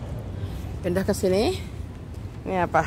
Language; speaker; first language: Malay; non-native, local second language; Javanese